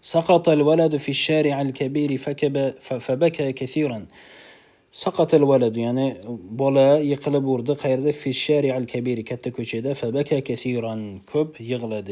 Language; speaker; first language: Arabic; non-native, fluent; Uzbek